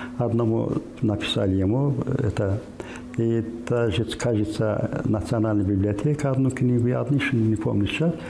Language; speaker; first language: Russian; non-native, local second language; Azerbaijani